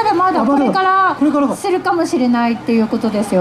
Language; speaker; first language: Japanese; native; Japanese